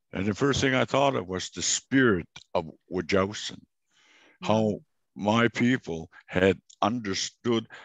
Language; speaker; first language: English; non-native, fluent; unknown